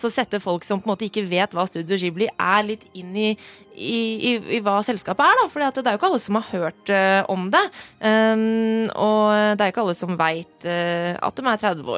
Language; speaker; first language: Norwegian; native; Norwegian